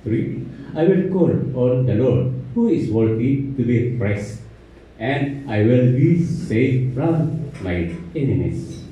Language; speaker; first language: English; non-native, local second language; Filipino